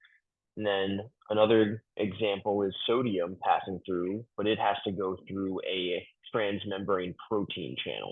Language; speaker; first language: English; native; English